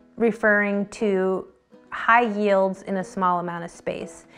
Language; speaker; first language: English; native; English